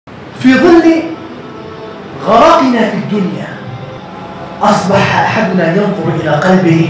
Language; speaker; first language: Arabic; native; Arabic